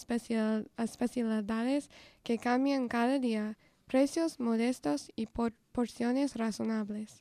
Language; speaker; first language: Spanish; non-native, fluent; English